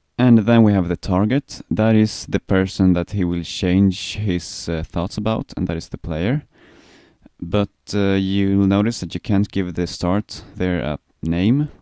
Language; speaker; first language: English; non-native, fluent; Swedish